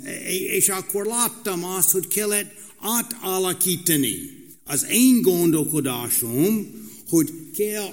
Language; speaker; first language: Hungarian; non-native, fluent; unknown